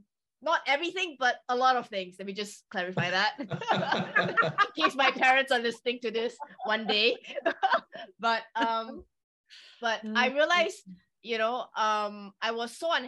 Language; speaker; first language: English; native; English